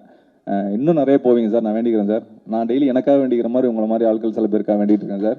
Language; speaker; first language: Tamil; native; Tamil